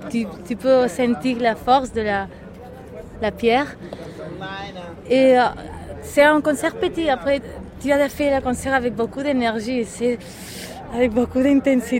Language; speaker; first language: French; non-native, learner; Catalan